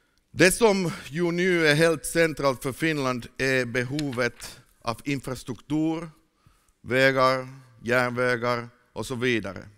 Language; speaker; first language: Swedish; non-native, fluent; Finnish